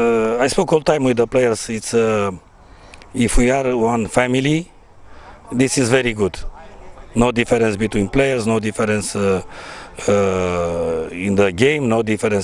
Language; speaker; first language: English; non-native, learner; Romanian